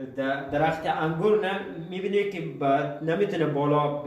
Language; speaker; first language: Persian; early bilingual, heritage; Persian